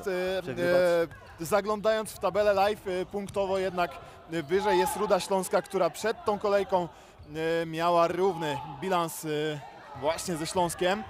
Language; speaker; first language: Polish; native; Polish